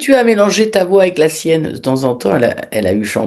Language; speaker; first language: French; native; French